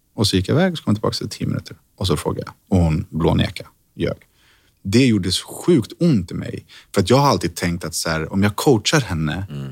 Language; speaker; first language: Swedish; native; Swedish